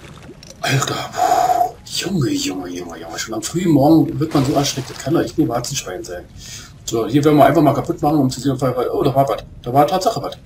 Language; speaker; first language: German; native; German